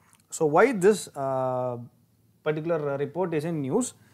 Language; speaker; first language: English; non-native, local second language; Tamil